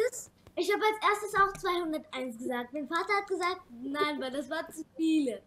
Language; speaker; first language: German; early bilingual, other home language; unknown